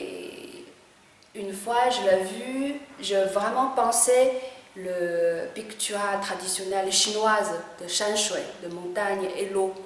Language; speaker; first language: French; non-native, fluent; Chinese